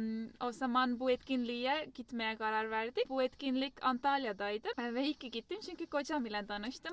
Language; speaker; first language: Turkish; non-native, fluent; Estonian